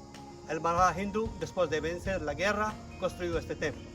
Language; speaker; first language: Spanish; non-native, learner; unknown